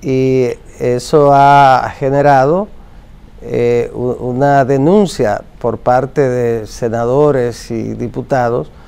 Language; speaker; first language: Spanish; native; Spanish